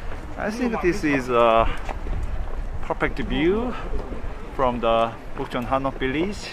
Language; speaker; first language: English; non-native, fluent; Korean